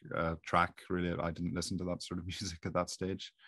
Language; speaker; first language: English; native; English